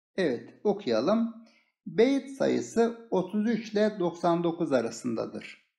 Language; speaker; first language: Turkish; native; Turkish